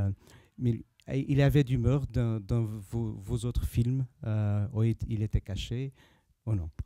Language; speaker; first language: French; non-native, learner; Portuguese